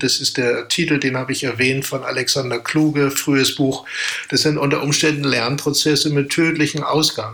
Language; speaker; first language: German; native; German